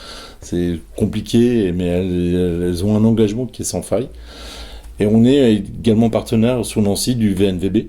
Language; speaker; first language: French; native; French